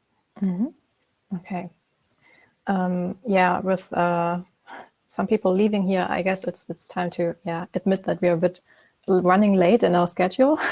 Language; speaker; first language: English; non-native, fluent; German